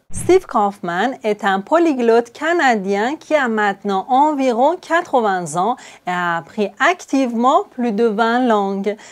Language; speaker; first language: French; non-native, fluent; Persian